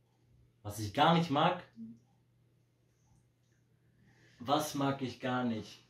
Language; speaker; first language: German; early bilingual, heritage; Polish